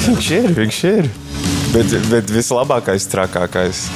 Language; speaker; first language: Latvian; early bilingual, heritage; Latvian